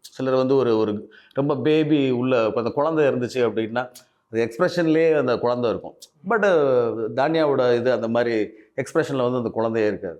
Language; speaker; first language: Tamil; native; Tamil